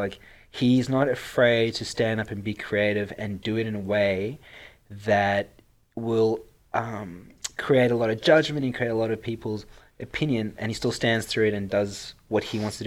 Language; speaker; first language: English; native; English